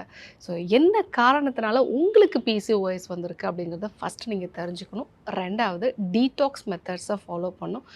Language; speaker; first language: Tamil; native; Tamil